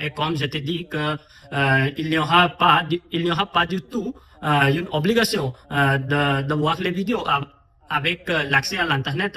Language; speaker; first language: French; non-native, fluent; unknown